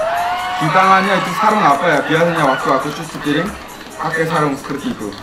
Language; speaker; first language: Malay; non-native, fluent; Korean